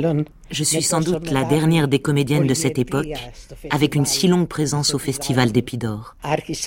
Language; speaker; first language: French; non-native, fluent; Greek